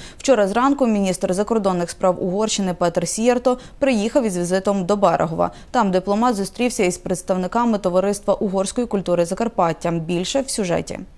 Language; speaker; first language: Ukrainian; native; Ukrainian